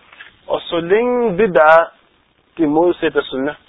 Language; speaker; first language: Danish; non-native, fluent; Arabic